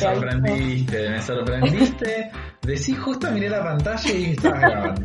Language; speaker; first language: Spanish; native; Spanish